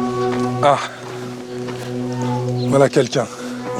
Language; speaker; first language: French; native; French